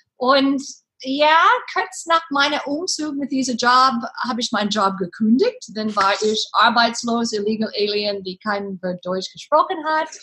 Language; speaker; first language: German; non-native, learner; English